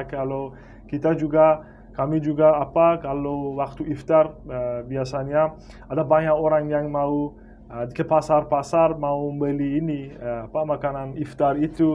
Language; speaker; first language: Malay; non-native, fluent; Persian